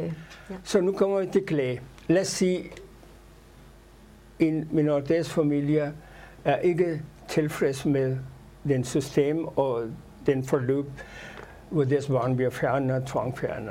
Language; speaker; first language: Danish; non-native, fluent; Urdu